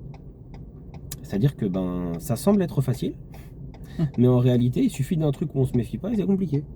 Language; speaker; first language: French; native; French